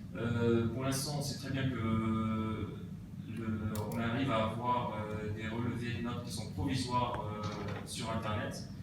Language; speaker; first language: French; native; French